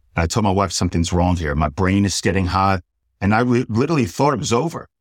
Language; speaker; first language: English; native; English